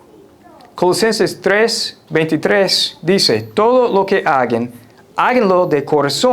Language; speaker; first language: Spanish; non-native, fluent; English